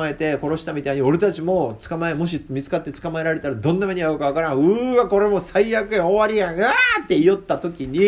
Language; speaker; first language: Japanese; native; Japanese